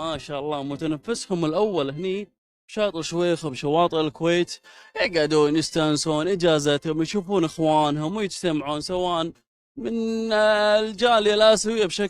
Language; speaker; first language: Arabic; native; Arabic